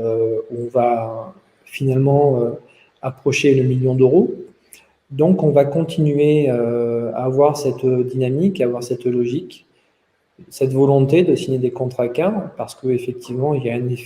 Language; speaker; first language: French; native; French